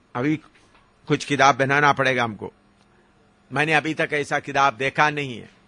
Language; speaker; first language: Hindi; non-native, local second language; Malayalam